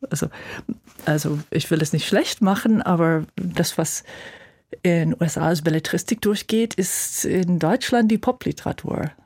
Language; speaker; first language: German; non-native, fluent; English